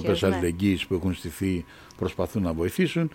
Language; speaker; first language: Greek; native; Greek